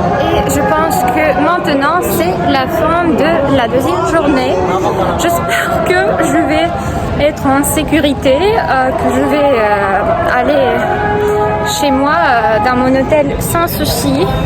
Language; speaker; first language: French; non-native, fluent; Russian